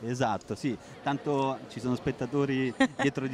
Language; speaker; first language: Italian; native; Italian